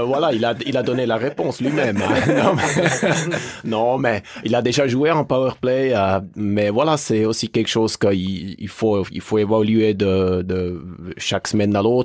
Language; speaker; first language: French; native; French